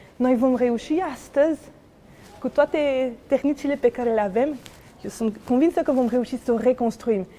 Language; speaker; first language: Romanian; non-native, fluent; French